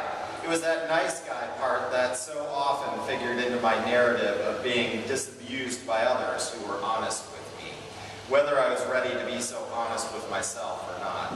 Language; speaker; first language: English; native; English